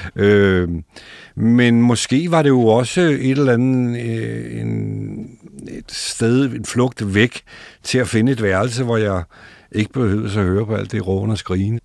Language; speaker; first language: Danish; native; Danish